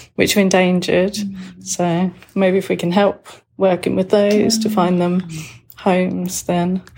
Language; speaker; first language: English; native; English